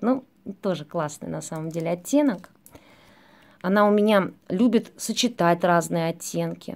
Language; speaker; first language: Russian; native; Russian